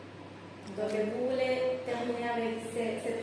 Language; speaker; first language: French; non-native, fluent; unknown